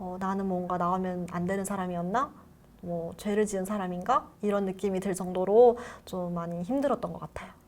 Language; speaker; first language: Korean; native; Korean